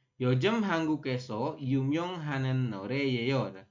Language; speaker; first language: Korean; non-native, fluent; Indonesian